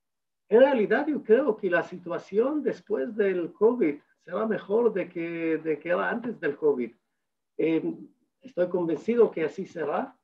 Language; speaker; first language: Spanish; non-native, fluent; Hebrew